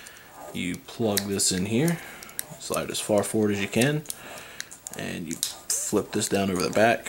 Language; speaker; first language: English; native; English